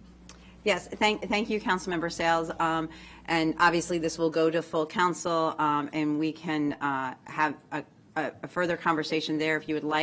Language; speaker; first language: English; native; English